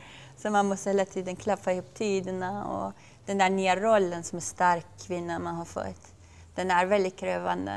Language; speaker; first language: Swedish; non-native, fluent; Persian